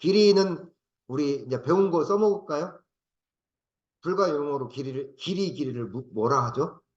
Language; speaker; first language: Korean; native; Korean